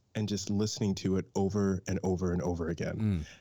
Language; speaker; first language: English; native; English